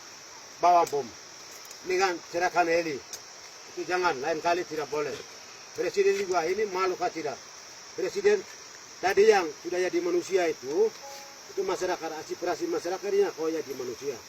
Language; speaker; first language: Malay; non-native, local second language; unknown